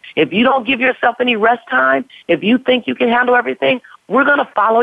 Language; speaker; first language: English; native; English